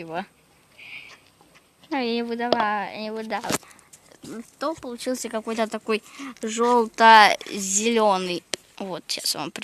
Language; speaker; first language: Russian; native; Russian